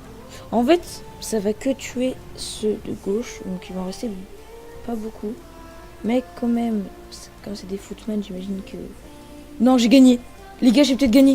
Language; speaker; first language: French; native; French